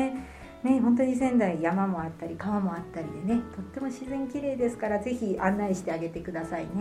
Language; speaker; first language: Japanese; native; Japanese